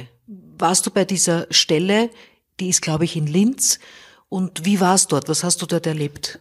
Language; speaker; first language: German; native; German